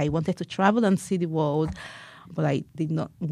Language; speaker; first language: English; non-native, local second language; Igbo